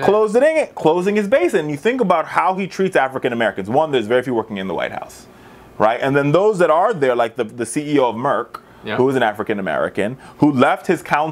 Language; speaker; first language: English; native; English